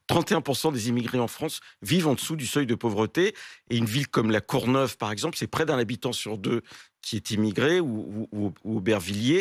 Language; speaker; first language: French; native; French